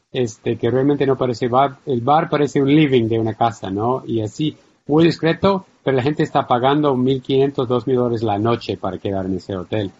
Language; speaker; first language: Spanish; non-native, fluent; English